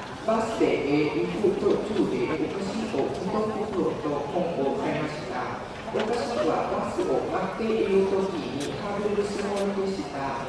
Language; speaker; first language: Japanese; non-native, learner; Lao